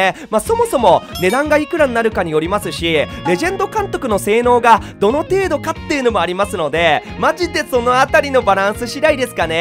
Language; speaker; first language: Japanese; native; Japanese